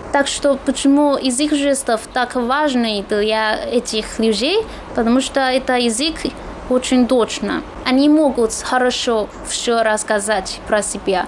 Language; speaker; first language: Russian; non-native, fluent; Chinese